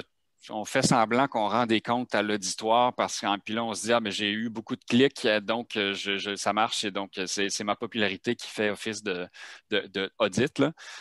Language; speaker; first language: French; native; French